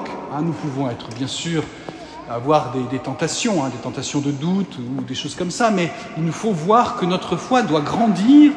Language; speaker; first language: French; native; French